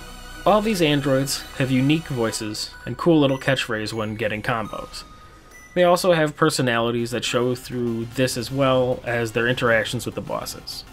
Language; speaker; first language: English; native; English